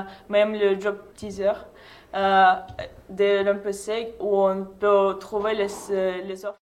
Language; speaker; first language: French; non-native, fluent; Russian